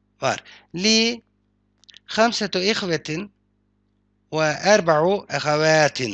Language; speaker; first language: Arabic; non-native, fluent; Turkish